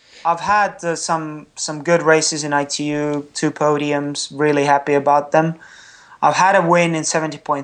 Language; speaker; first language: English; non-native, fluent; Estonian